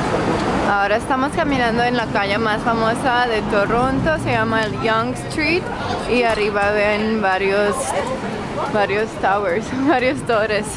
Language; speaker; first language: Spanish; non-native, fluent; Croatian